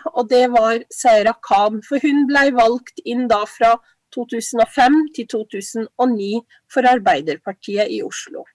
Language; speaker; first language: Norwegian; early bilingual, other home language; Somali